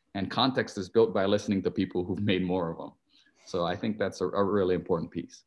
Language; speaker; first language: English; native; English